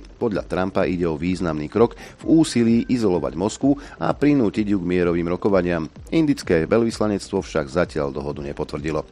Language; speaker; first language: Slovak; native; Slovak